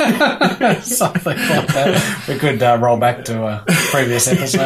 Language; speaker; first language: English; native; English